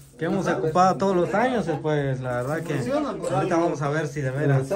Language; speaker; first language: Spanish; native; Spanish